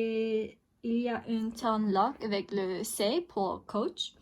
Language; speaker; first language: French; non-native, learner; English